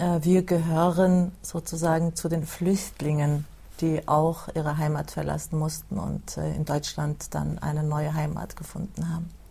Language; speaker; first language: German; early bilingual, other home language; Turoyo